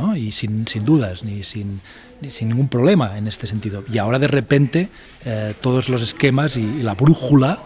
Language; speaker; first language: Spanish; native; Spanish